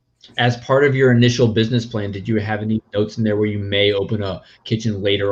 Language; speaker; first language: English; native; English